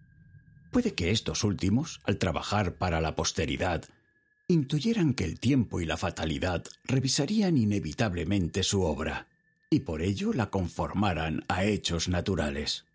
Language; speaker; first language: Spanish; native; Spanish